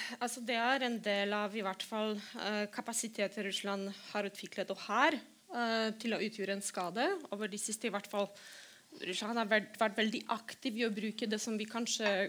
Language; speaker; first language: Norwegian; non-native, fluent; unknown